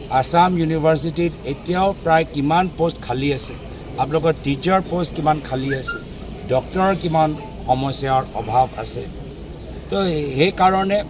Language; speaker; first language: Assamese; native; Assamese